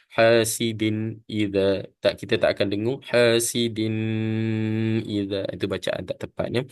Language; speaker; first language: Malay; native; Malay